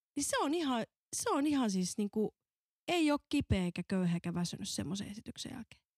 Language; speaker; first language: Finnish; native; Finnish